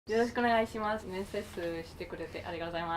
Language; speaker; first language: Japanese; non-native, fluent; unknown